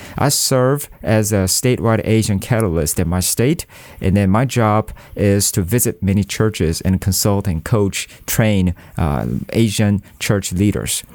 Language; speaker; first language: English; non-native, fluent; Korean